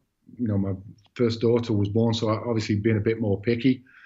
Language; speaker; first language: English; native; English